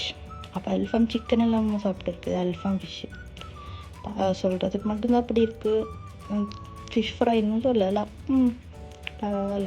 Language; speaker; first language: Tamil; non-native, local second language; Malayalam